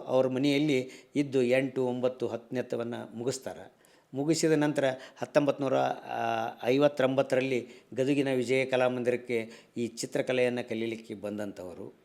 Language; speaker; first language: Kannada; native; Kannada